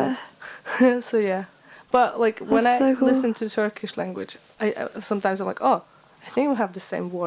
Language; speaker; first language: English; non-native, fluent; Uzbek